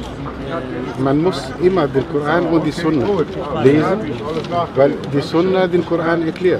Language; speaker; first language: German; non-native, fluent; Arabic